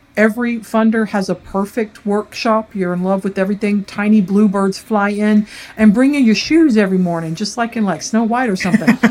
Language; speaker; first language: English; native; English